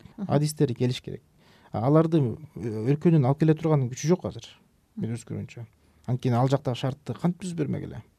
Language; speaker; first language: Kyrgyz; native; Kyrgyz